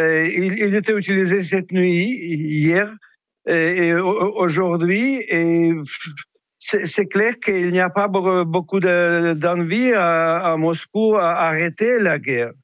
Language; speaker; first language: French; non-native, fluent; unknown